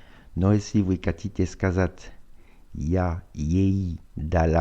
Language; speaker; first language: Russian; non-native, fluent; French